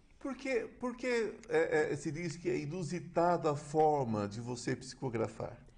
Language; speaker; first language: Portuguese; native; Portuguese